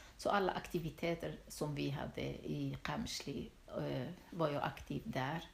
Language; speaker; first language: Swedish; non-native, fluent; Turoyo